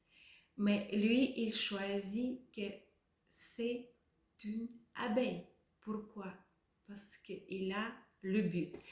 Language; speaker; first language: French; non-native, fluent; Russian